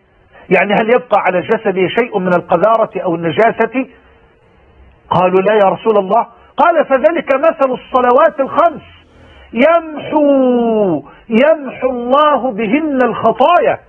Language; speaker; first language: Arabic; native; Arabic